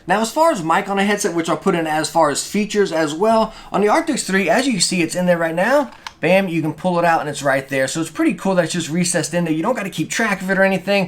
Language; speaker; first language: English; native; English